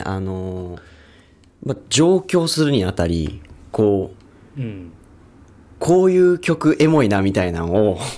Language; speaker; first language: Japanese; native; Japanese